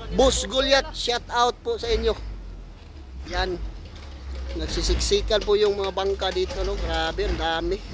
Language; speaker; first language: Filipino; non-native, local second language; Cebuano